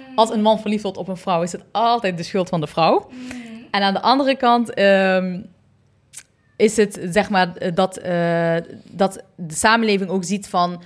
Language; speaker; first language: Dutch; early bilingual, other home language; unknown